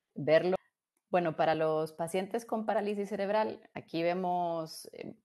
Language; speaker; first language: Spanish; native; Spanish